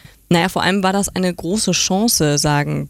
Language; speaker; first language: German; native; German